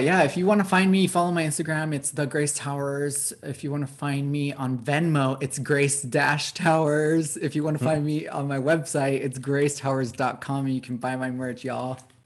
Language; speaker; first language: English; early bilingual, other home language; Spanish